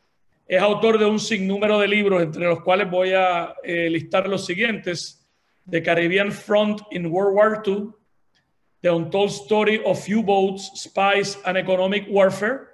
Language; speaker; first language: Spanish; native; Spanish